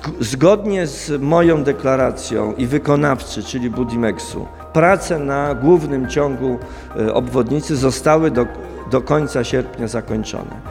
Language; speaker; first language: Polish; native; Polish